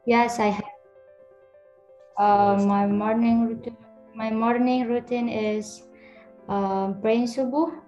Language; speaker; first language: English; non-native, learner; Indonesian